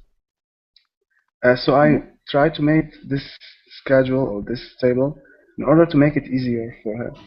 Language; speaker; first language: English; non-native, learner; Arabic